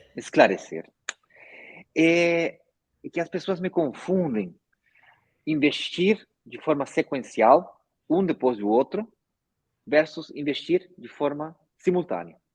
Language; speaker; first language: Portuguese; non-native, fluent; Spanish